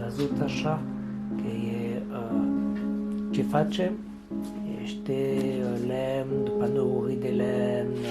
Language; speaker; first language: Romanian; non-native, learner; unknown